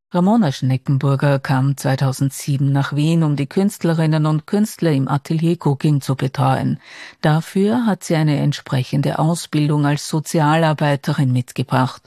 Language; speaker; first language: German; native; German